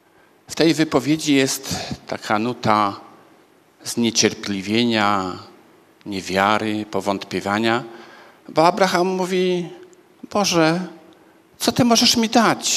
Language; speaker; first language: Polish; native; Polish